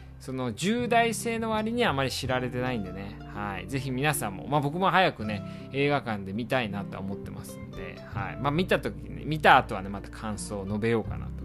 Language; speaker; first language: Japanese; native; Japanese